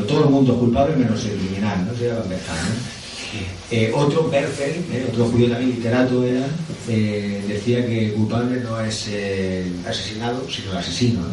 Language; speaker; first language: Spanish; native; Spanish